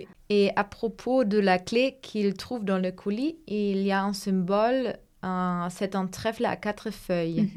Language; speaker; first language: French; non-native, fluent; German